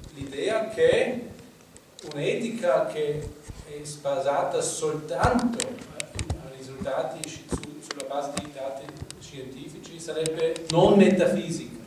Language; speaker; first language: Italian; non-native, fluent; German